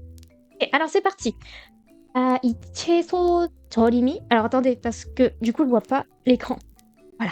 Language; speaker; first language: French; native; French